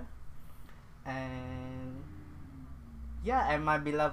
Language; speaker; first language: English; non-native, local second language; Malay